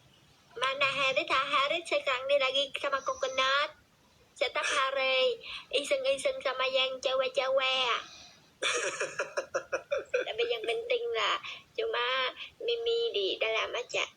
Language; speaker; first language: Indonesian; non-native, learner; Vietnamese